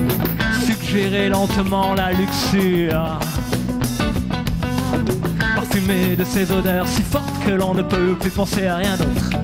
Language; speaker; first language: French; native; French